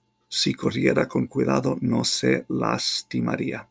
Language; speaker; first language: Spanish; non-native, fluent; English